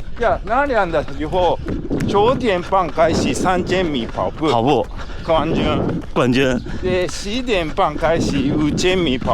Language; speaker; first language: Chinese; non-native, learner; Japanese